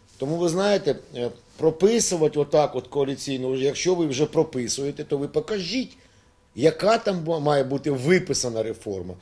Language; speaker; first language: Ukrainian; native; Ukrainian